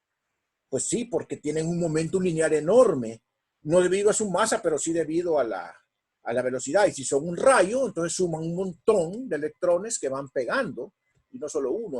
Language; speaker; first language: Spanish; native; Spanish